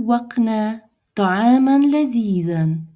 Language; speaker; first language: Arabic; non-native, fluent; Russian